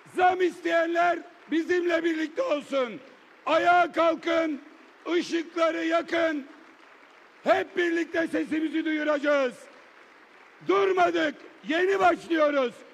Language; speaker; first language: Turkish; native; Turkish